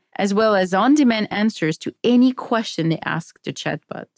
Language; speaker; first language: English; non-native, fluent; French